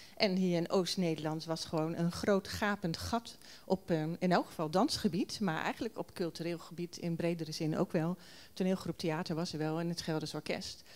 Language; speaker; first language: Dutch; native; Dutch